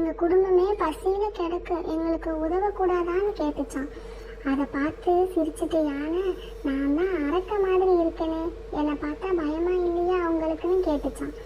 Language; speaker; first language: Tamil; native; Tamil